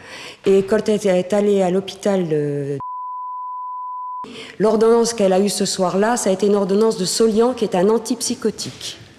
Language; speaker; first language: French; native; French